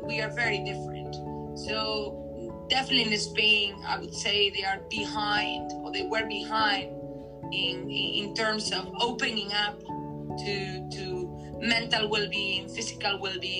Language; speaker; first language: English; non-native, fluent; Spanish